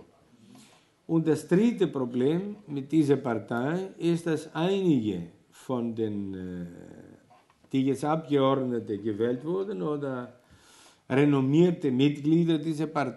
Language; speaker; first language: German; non-native, fluent; Greek